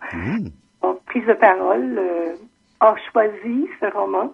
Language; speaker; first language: French; native; French